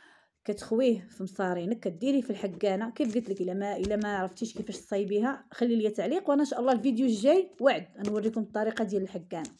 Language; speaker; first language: Arabic; native; Arabic